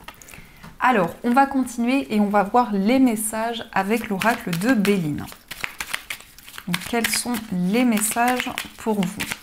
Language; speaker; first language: French; native; French